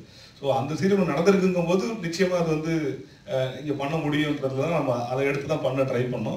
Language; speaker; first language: Tamil; native; Tamil